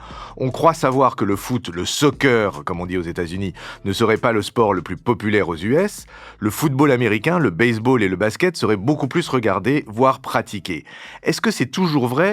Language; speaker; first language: French; native; French